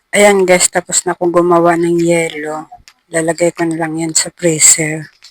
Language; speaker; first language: Filipino; non-native, local second language; Cebuano